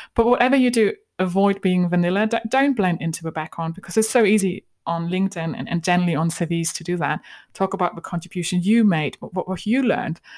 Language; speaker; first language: English; non-native, fluent; German